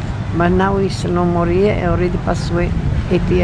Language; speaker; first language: English; non-native, learner; Italian